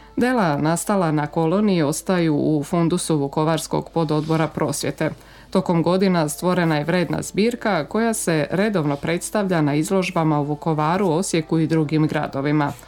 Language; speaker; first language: Serbian; native; Serbian